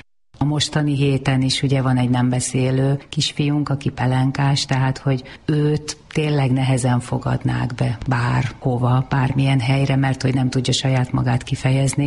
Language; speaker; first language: Hungarian; native; Hungarian